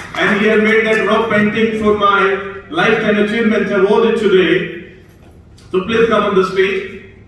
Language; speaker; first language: English; non-native, local second language; Hindi